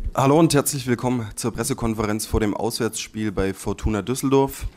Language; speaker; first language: German; native; German